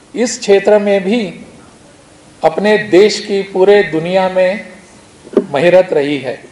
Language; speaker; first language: Hindi; non-native, local second language; Konkani